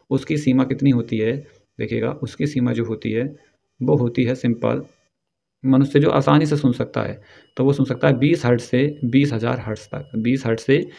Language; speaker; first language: Hindi; native; Hindi